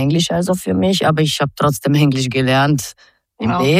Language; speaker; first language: German; non-native, fluent; Croatian